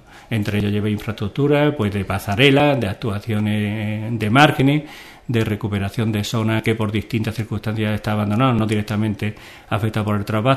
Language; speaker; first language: Spanish; native; Spanish